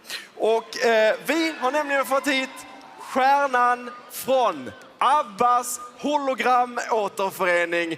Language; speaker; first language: Swedish; native; Swedish